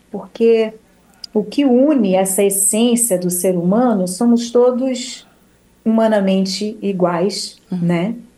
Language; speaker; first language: Portuguese; native; Portuguese